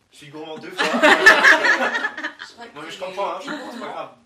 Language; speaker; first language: French; non-native, fluent; German